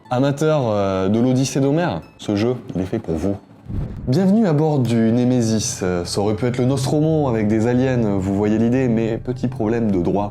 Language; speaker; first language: French; native; French